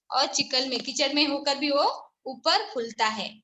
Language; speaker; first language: Hindi; non-native, local second language; Marathi